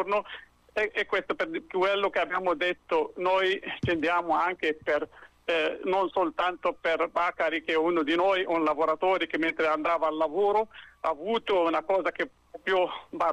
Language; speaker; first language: Italian; non-native, fluent; Arabic